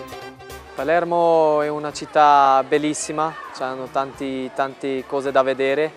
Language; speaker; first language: Italian; non-native, fluent; German